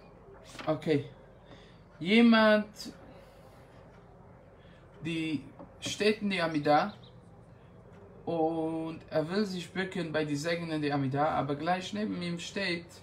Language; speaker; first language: German; non-native, fluent; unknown